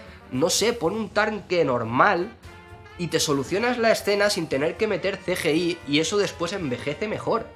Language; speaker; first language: Spanish; native; Spanish